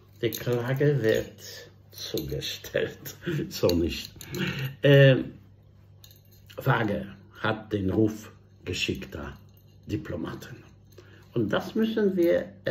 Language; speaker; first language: German; non-native, fluent; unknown